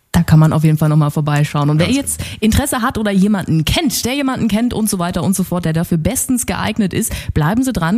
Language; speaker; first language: German; native; German